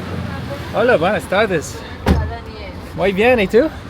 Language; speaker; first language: Spanish; non-native, learner; English